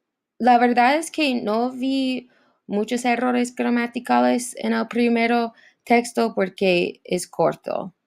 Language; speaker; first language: Spanish; non-native, learner; English